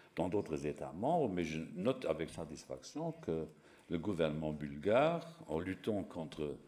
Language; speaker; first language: French; non-native, local second language; Luxembourgish